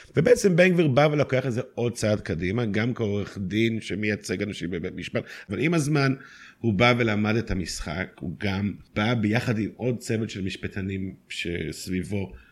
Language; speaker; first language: Hebrew; native; Hebrew